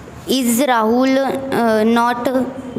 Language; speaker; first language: English; non-native, learner; Hindi